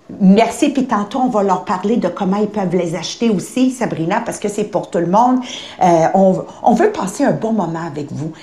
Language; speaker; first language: French; native; French